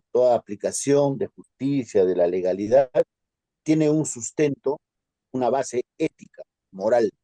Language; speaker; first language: Spanish; native; Spanish